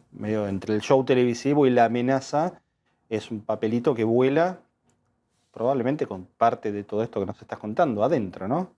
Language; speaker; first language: Spanish; native; Spanish